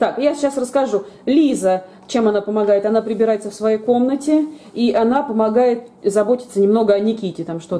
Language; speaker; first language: Russian; native; Russian